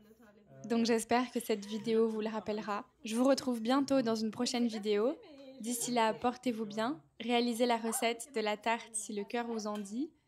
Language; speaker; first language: French; native; French